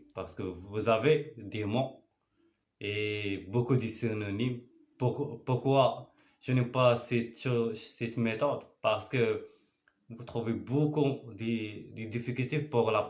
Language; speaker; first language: French; non-native, learner; Arabic